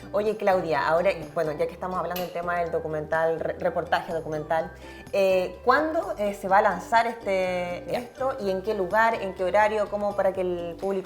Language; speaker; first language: Spanish; native; Spanish